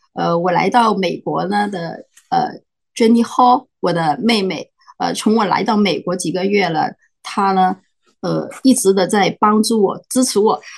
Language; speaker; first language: Chinese; non-native, local second language; Cantonese